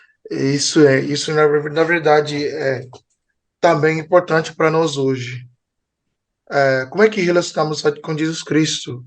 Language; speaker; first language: Portuguese; non-native, fluent; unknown